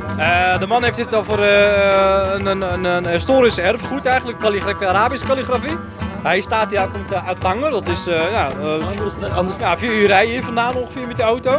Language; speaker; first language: Dutch; early bilingual, other home language; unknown